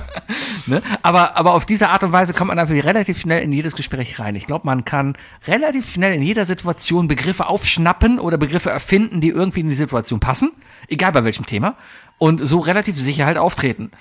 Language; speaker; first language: German; native; German